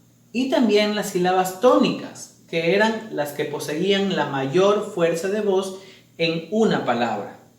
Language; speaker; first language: Spanish; native; Spanish